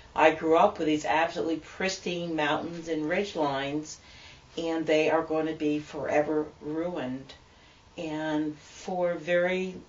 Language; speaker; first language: English; native; English